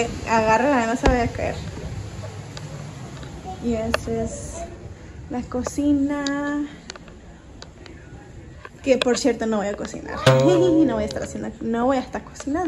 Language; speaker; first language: Spanish; early bilingual, heritage; Spanish